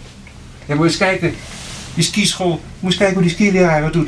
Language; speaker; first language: Dutch; native; Dutch